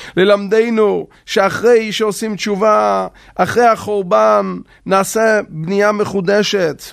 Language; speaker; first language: Hebrew; non-native, local second language; Yiddish